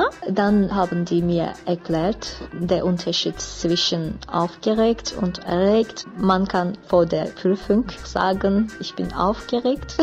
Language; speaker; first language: German; non-native, fluent; French